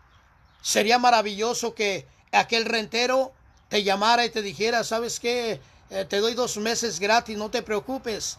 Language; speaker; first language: Spanish; native; Spanish